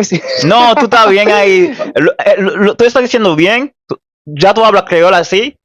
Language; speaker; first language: Spanish; non-native, fluent; Haitian Creole